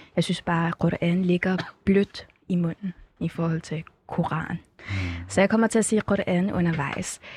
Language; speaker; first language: Danish; native; Danish